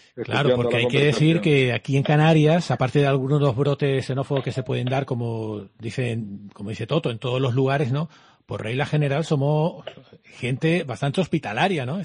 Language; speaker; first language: Spanish; native; Spanish